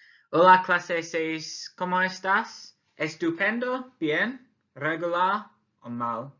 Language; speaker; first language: Spanish; non-native, learner; English